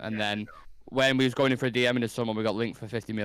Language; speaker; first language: English; native; English